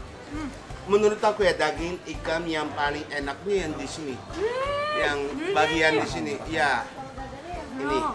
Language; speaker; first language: Indonesian; non-native, fluent; Japanese